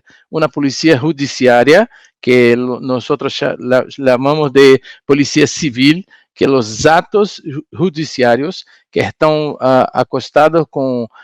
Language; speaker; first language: Spanish; non-native, learner; Portuguese